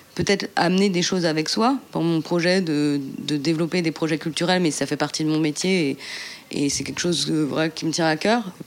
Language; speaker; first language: French; native; French